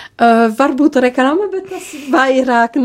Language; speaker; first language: Latvian; non-native, learner; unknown